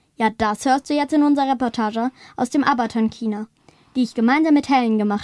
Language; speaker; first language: German; native; German